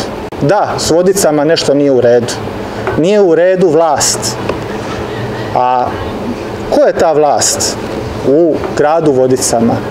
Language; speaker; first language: Serbian; native; Serbian